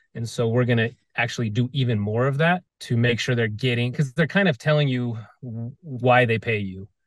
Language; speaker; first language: English; native; English